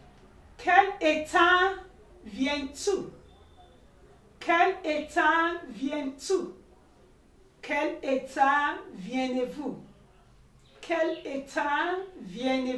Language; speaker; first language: French; non-native, learner; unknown